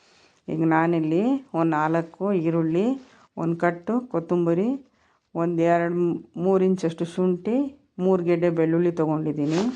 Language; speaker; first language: Kannada; native; Kannada